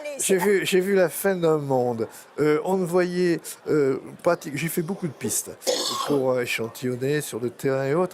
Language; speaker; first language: French; native; French